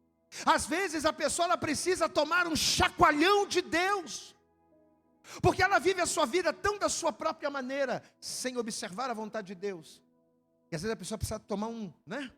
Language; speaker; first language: Portuguese; native; Portuguese